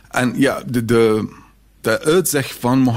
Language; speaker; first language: Dutch; non-native, fluent; Arabic